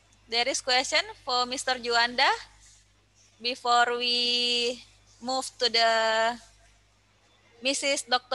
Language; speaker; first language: English; non-native, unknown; Indonesian